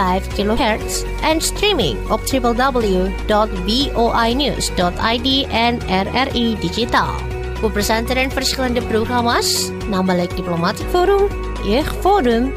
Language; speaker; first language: Dutch; non-native, fluent; Indonesian